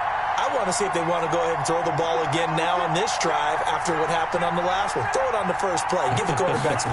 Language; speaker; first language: English; native; English